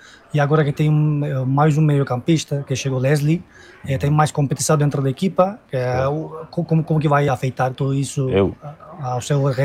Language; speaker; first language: Portuguese; non-native, fluent; Turkish